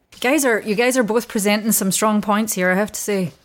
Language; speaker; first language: English; native; English